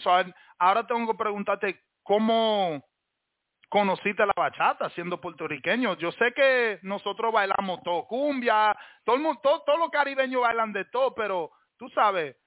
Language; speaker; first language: Spanish; early bilingual, heritage; Spanish